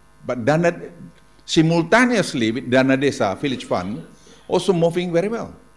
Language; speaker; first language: English; non-native, fluent; Indonesian